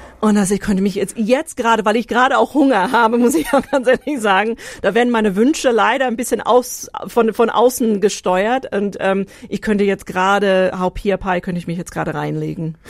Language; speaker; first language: German; non-native, fluent; English